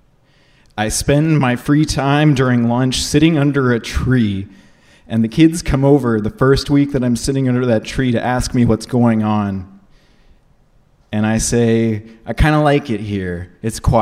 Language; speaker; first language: English; native; English